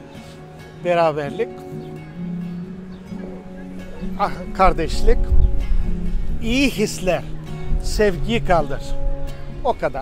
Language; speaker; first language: Turkish; non-native, local second language; Greek